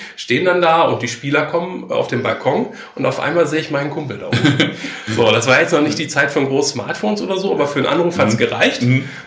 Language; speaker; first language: German; native; German